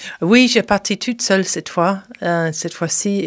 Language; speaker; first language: French; non-native, fluent; English